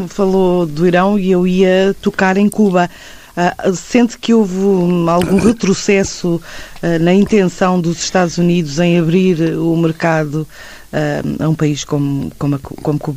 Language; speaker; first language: Portuguese; native; Portuguese